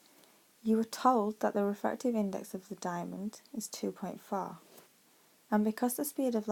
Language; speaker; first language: English; native; English